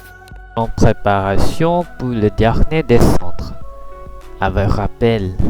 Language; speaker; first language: French; non-native, learner; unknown